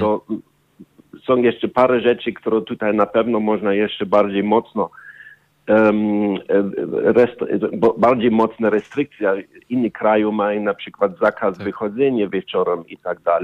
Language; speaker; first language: Polish; non-native, learner; German